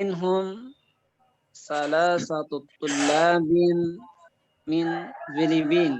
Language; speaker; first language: Arabic; non-native, fluent; Indonesian